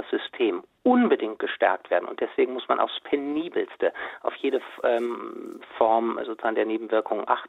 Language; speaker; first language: German; native; German